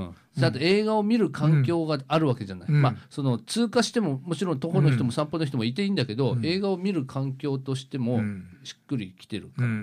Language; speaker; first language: Japanese; native; Japanese